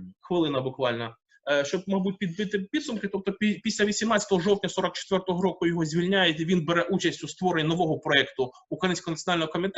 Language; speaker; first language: Ukrainian; native; Ukrainian